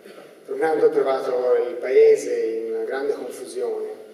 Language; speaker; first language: Italian; native; Italian